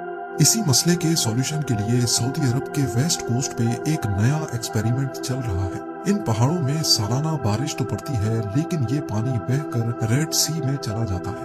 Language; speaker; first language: Urdu; native; Urdu